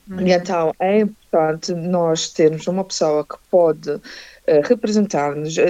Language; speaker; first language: Portuguese; early bilingual, heritage; Portuguese